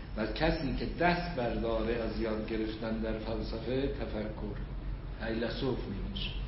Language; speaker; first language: Persian; non-native, local second language; Azerbaijani